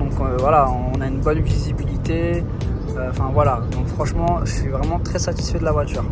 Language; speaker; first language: French; native; French